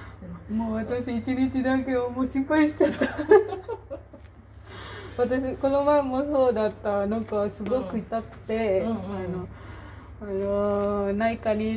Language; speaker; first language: Japanese; non-native, fluent; Indonesian